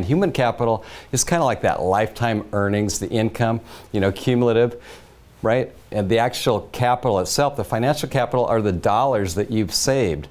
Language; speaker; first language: English; native; English